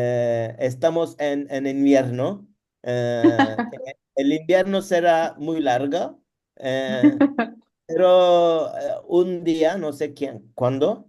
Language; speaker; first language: Spanish; non-native, learner; Turkish